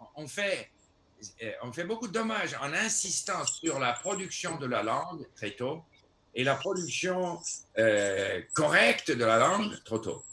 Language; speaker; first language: French; non-native, fluent; English